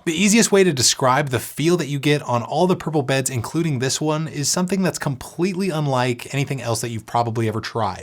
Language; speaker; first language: English; native; English